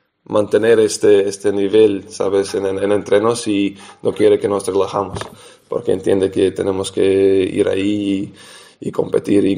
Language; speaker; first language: Spanish; non-native, fluent; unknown